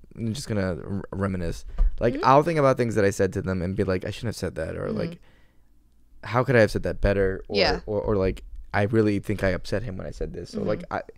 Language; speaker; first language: English; native; English